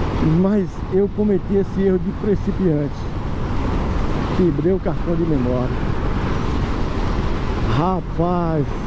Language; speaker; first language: Portuguese; native; Portuguese